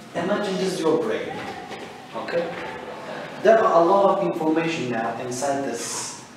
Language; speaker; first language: English; non-native, fluent; Turkish